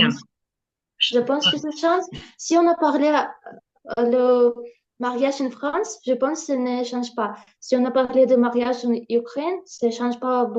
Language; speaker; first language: French; non-native, learner; Ukrainian